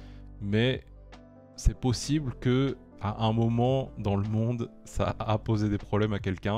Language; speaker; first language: French; native; French